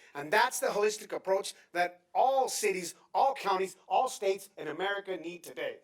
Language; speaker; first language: English; native; English